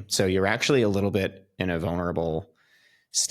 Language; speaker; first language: English; native; English